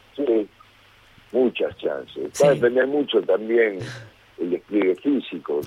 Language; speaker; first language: Spanish; native; Spanish